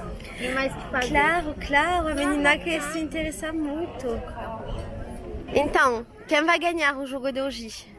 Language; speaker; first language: Portuguese; non-native, learner; French